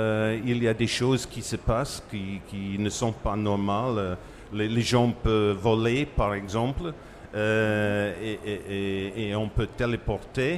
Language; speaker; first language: French; non-native, fluent; English